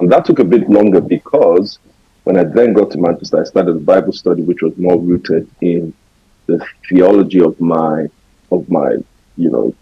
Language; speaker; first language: English; non-native, local second language; Yoruba